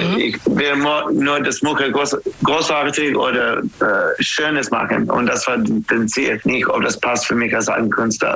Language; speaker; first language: German; non-native, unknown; English